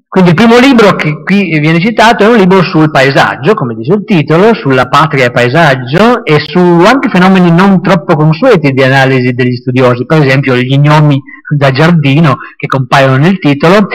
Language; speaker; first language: Italian; native; Italian